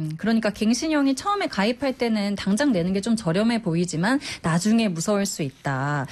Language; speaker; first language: Korean; native; Korean